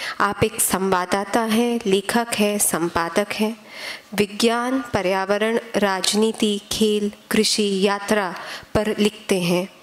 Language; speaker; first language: Hindi; native; Hindi